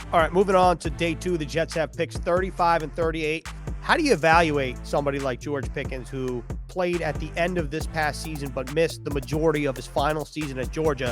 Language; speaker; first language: English; native; English